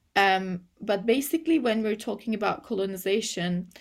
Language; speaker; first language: English; non-native, fluent; Turkish